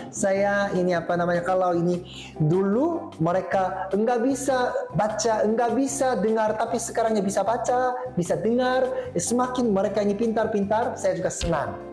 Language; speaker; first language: Indonesian; non-native, fluent; Korean